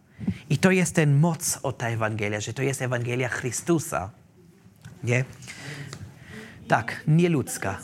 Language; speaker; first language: Polish; non-native, learner; German